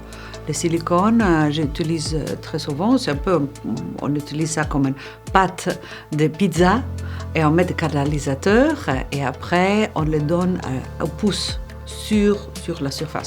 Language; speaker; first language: French; non-native, fluent; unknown